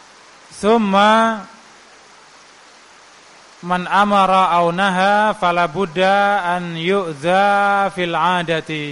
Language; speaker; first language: Arabic; non-native, fluent; Indonesian